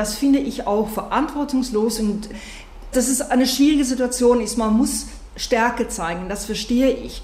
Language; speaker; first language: German; native; German